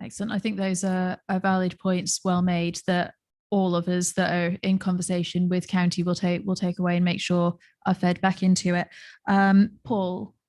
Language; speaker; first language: English; native; English